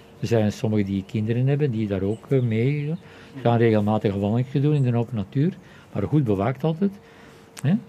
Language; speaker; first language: Dutch; native; Dutch